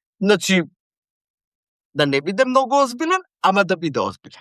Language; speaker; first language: Macedonian; native; Macedonian